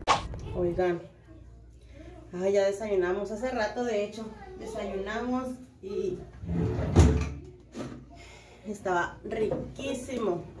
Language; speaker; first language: Spanish; native; Spanish